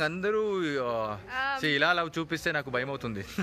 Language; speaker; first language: Telugu; non-native, learner; Arabic